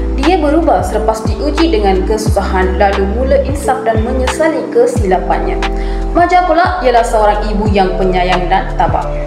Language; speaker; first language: Malay; non-native, local second language; Tamil